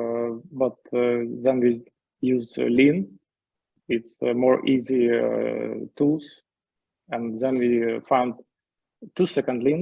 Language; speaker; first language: English; non-native, learner; Ukrainian